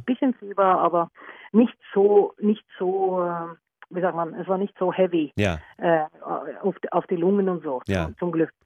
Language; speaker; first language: German; non-native, learner; Norwegian